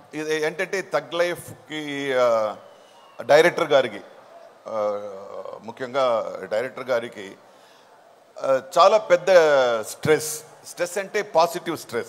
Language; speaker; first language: Telugu; non-native, local second language; Tamil